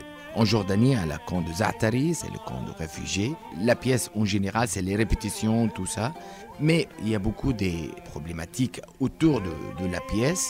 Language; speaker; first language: French; non-native, learner; Arabic